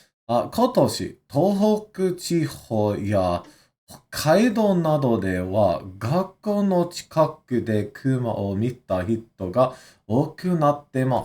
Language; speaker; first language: Japanese; non-native, learner; English